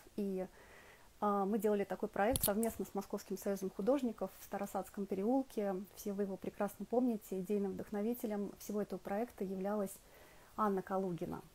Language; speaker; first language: Russian; native; Russian